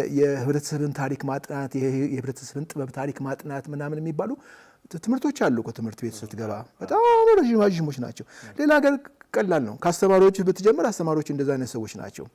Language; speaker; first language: Amharic; native; Amharic